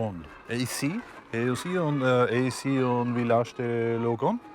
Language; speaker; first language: French; non-native, learner; German